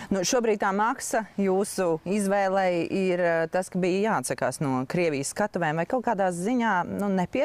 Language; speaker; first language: Latvian; native; Latvian